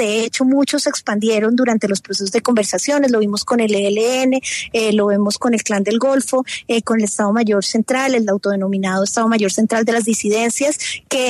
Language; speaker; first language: Spanish; native; Spanish